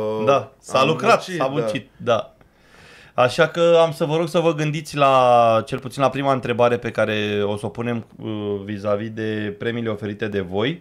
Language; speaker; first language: Romanian; native; Romanian